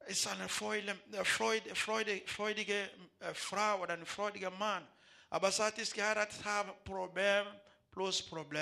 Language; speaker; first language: German; non-native, learner; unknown